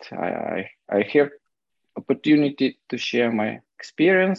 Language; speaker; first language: English; non-native, fluent; Ukrainian